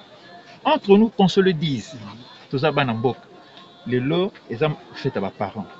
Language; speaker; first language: French; non-native, local second language; Lingala